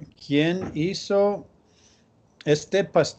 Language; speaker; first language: Spanish; non-native, learner; English